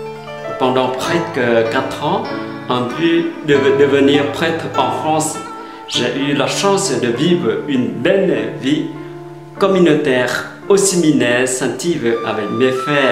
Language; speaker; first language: French; non-native, fluent; Vietnamese